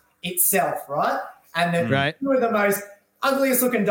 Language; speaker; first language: English; native; English